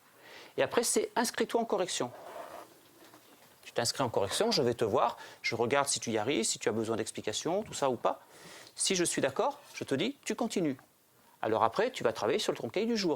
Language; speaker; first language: French; native; French